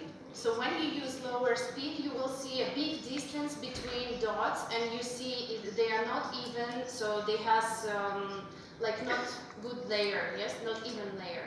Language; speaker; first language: English; non-native, fluent; Russian